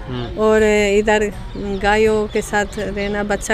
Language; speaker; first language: Hindi; non-native, fluent; Spanish